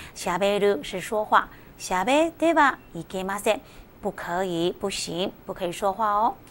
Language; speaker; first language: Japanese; non-native, fluent; Chinese